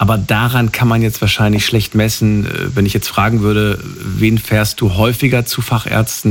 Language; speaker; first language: German; native; German